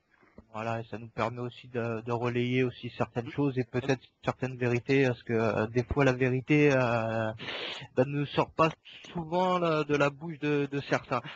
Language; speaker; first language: French; native; French